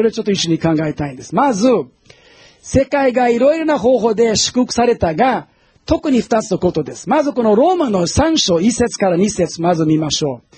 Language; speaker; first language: Japanese; non-native, fluent; Portuguese